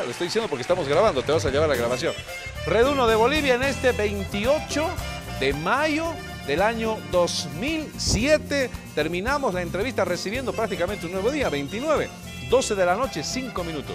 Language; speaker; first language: Spanish; native; Spanish